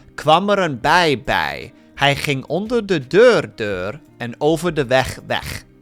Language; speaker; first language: Dutch; non-native, learner; English